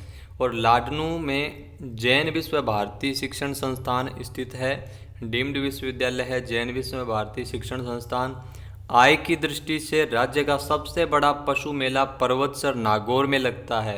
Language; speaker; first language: Hindi; native; Hindi